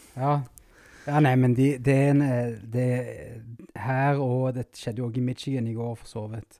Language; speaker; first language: Norwegian; native; Norwegian